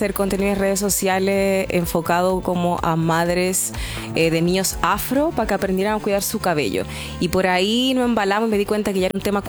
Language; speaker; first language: Spanish; native; Spanish